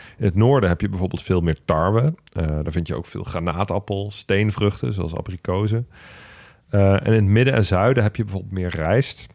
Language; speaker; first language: Dutch; native; Dutch